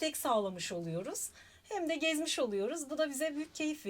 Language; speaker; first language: Turkish; native; Turkish